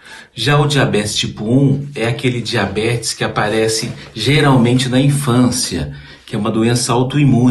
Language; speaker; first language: Portuguese; native; Portuguese